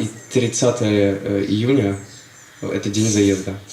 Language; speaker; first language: Russian; native; Russian